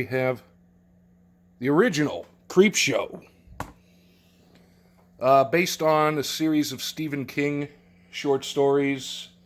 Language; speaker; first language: English; native; English